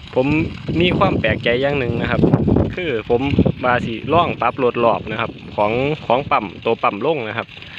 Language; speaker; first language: Thai; native; Thai